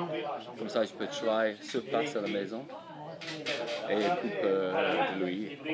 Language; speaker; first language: French; non-native, fluent; English